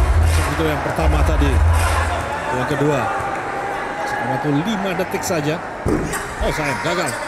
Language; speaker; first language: Indonesian; native; Indonesian